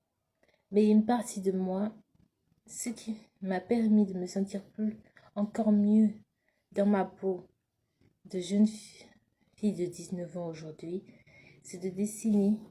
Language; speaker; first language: French; native; French